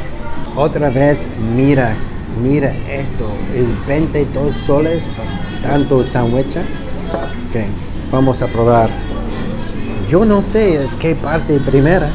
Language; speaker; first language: Spanish; non-native, learner; English